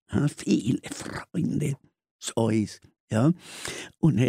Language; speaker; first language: German; non-native, learner; Spanish